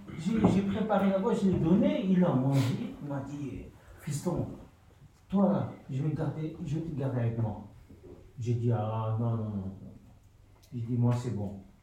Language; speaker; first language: French; non-native, fluent; Soninke